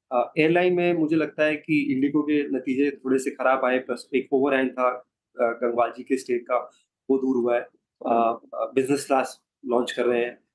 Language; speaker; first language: Hindi; native; Hindi